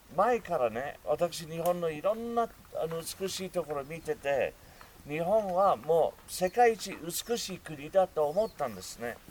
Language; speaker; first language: Japanese; non-native, fluent; English